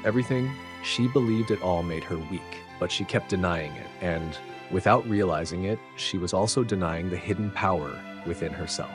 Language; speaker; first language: English; non-native, fluent; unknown